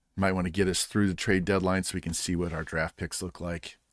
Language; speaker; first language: English; native; English